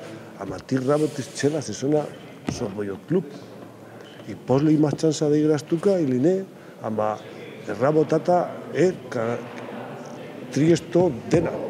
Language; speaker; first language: Macedonian; non-native, learner; Spanish